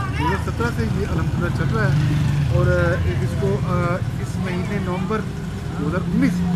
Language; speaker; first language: Urdu; non-native, local second language; Punjabi